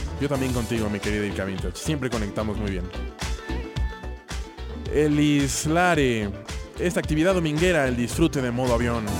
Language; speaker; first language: Spanish; native; Spanish